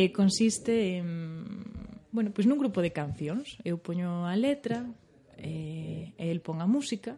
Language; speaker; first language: Galician; native; Galician